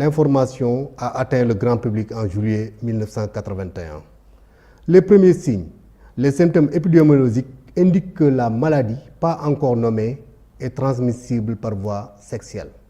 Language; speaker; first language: French; non-native, local second language; Wolof